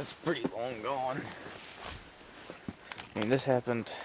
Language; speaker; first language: English; native; English